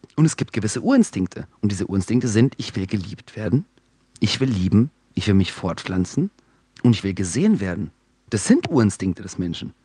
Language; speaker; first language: German; early bilingual, other home language; Russian